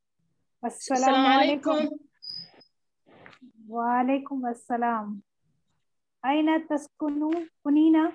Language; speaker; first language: Arabic; non-native, learner; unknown